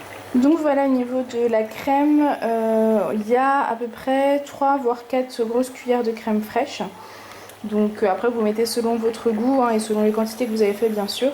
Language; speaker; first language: French; native; French